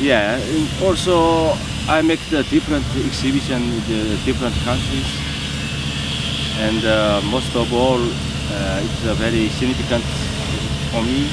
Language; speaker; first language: English; non-native, learner; Korean